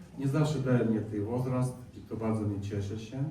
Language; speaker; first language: Polish; non-native, learner; Russian